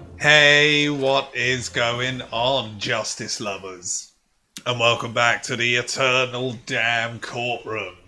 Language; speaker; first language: English; native; English